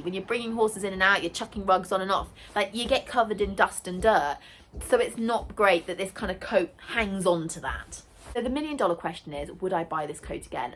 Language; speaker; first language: English; native; English